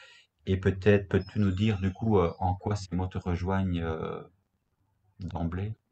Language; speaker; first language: French; native; French